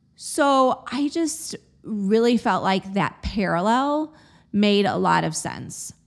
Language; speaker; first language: English; native; English